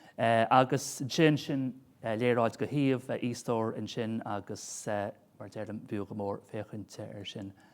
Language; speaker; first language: Irish; native; Irish